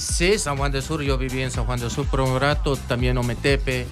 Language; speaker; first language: Spanish; early bilingual, heritage; English